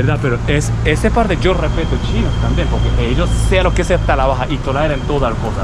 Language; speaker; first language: Spanish; non-native, learner; Japanese